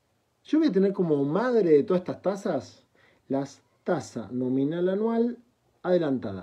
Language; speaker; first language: Spanish; native; Spanish